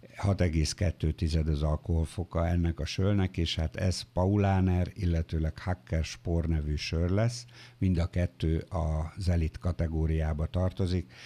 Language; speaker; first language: Hungarian; native; Hungarian